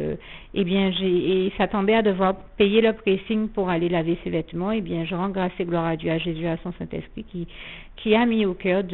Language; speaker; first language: French; native; French